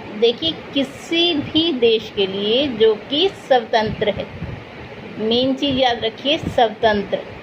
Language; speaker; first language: Hindi; native; Hindi